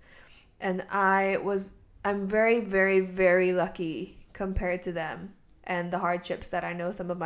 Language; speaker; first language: English; native; English